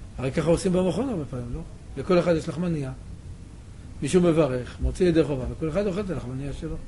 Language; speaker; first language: Hebrew; native; Hebrew